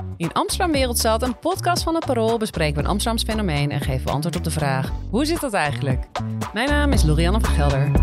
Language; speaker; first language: Dutch; native; Dutch